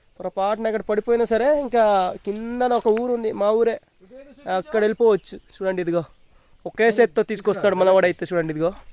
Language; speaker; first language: Telugu; non-native, local second language; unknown